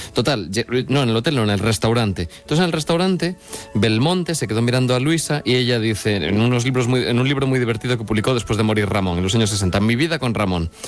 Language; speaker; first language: Spanish; native; Spanish